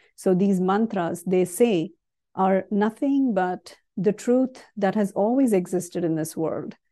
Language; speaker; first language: English; non-native, local second language; Kannada